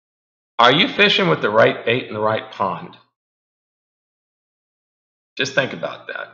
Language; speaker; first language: English; native; English